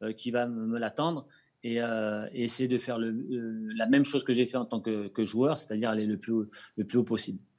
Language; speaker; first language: French; native; French